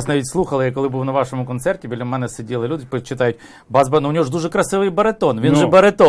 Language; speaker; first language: Ukrainian; native; Ukrainian